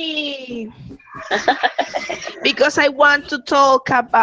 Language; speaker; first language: English; non-native, learner; Spanish